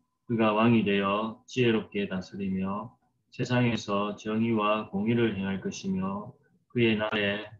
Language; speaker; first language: Korean; native; Korean